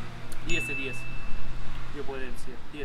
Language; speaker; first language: Spanish; non-native, learner; German